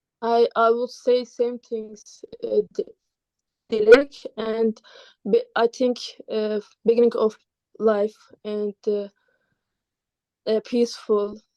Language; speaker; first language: English; non-native, learner; Turkish